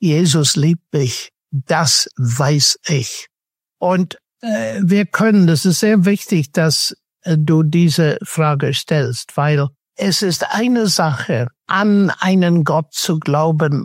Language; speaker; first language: German; non-native, fluent; English